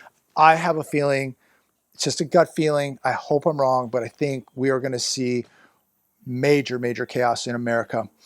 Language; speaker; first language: English; native; English